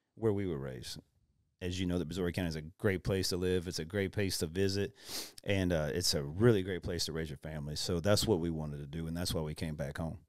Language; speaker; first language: English; native; English